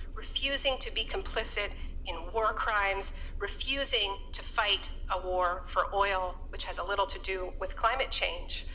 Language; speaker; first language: English; native; English